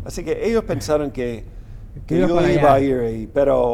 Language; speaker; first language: Spanish; non-native, fluent; English